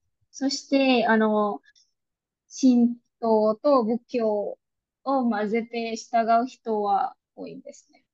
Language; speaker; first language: Japanese; non-native, fluent; Hindi